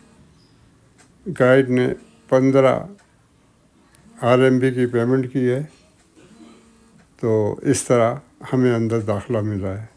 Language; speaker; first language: Urdu; native; Urdu